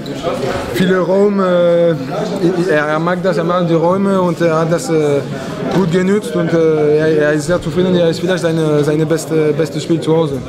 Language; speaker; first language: German; non-native, fluent; French